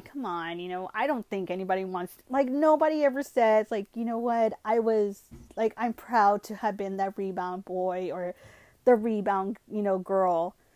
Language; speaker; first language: English; early bilingual, other home language; Spanish